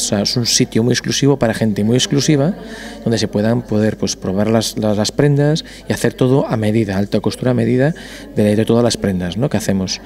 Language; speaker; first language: Spanish; native; Spanish